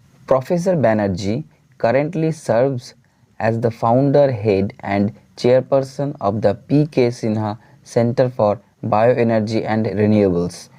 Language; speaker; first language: English; non-native, local second language; Bangla